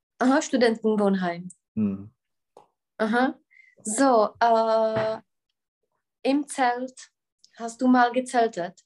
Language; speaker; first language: German; non-native, fluent; Czech